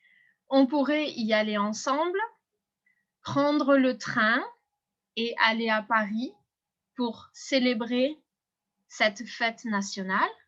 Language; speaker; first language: French; non-native, fluent; English